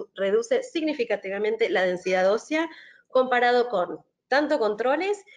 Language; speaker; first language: Spanish; native; Spanish